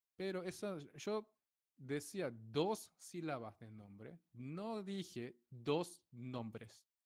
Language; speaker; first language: Spanish; non-native, fluent; Korean